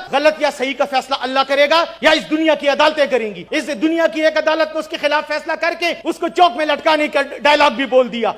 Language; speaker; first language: Urdu; non-native, local second language; Pashto